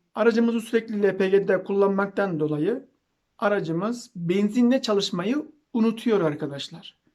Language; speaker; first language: Turkish; native; Turkish